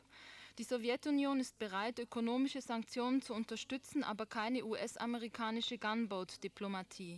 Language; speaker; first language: German; native; German